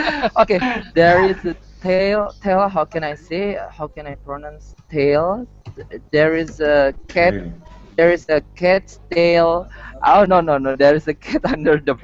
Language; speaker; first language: English; non-native, learner; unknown